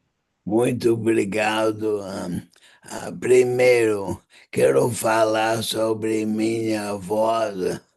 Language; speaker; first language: Portuguese; non-native, fluent; English